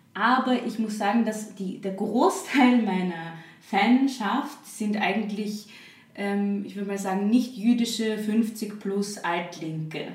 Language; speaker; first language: German; native; German